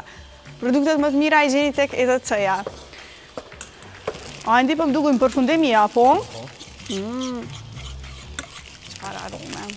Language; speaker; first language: Albanian; native; Albanian